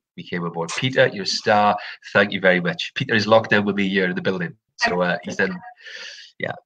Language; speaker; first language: English; native; English